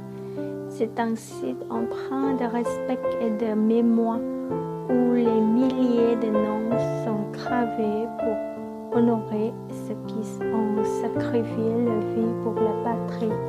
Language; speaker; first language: French; non-native, fluent; Vietnamese